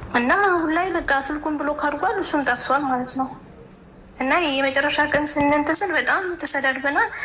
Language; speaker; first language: Amharic; native; Amharic